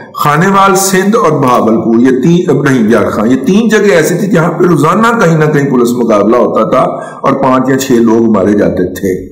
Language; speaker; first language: Urdu; non-native, local second language; Punjabi